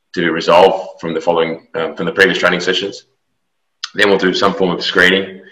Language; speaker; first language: English; native; English